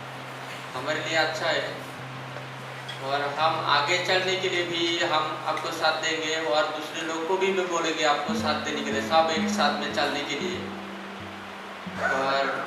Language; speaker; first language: Hindi; non-native, local second language; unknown